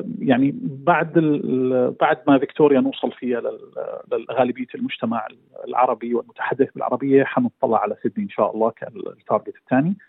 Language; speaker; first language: Arabic; native; Arabic